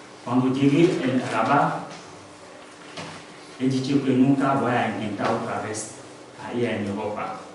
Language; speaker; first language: Spanish; non-native, learner; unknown